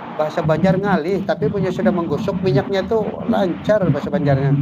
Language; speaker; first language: Indonesian; native; Indonesian